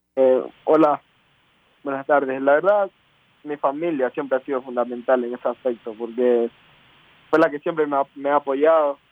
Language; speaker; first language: Spanish; native; Spanish